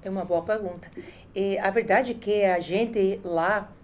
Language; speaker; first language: Portuguese; non-native, fluent; Spanish